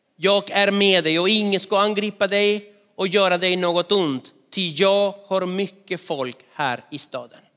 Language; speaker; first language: Swedish; non-native, fluent; Spanish